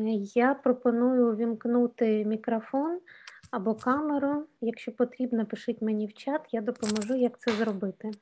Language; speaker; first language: Ukrainian; native; Ukrainian